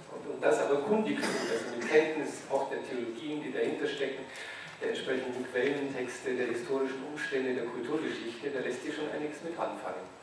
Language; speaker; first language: German; native; German